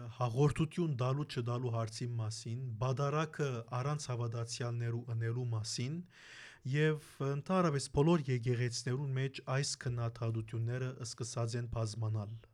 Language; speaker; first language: Armenian; early bilingual, heritage; Armenian